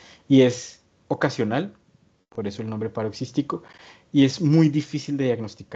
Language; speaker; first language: Spanish; native; Spanish